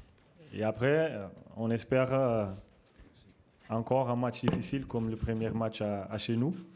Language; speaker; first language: French; non-native, fluent; Portuguese